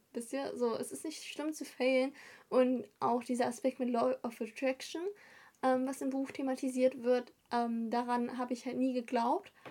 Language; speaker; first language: German; early bilingual, other home language; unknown